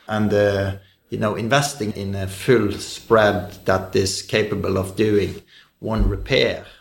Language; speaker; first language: English; non-native, fluent; Norwegian